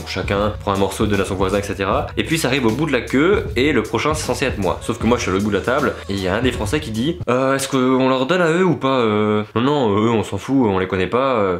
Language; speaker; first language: French; native; French